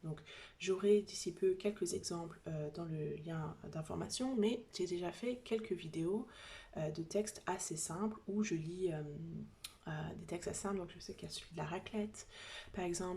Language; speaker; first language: French; native; French